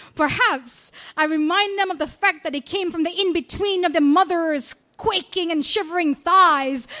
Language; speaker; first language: English; non-native, local second language; Malay